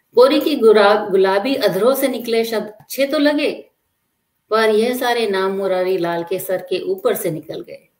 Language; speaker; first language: Hindi; native; Hindi